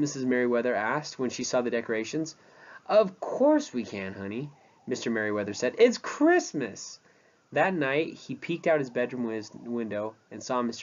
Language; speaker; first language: English; native; English